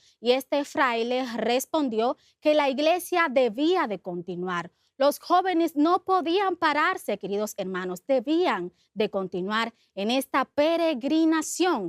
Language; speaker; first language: Spanish; native; Spanish